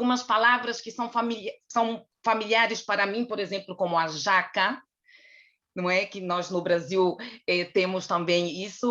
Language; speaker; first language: Portuguese; native; Portuguese